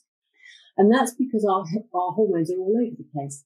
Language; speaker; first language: English; native; English